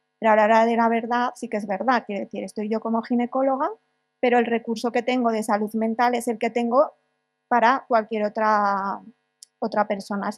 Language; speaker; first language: Spanish; native; Spanish